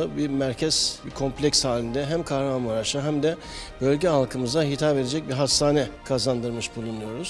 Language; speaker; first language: Turkish; native; Turkish